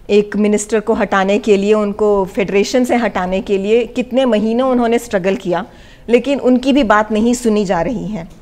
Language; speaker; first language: Hindi; native; Hindi